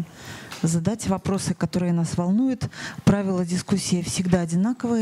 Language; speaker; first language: Russian; native; Russian